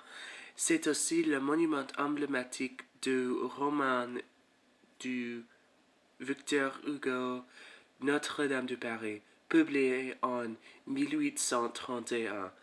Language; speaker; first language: French; non-native, learner; English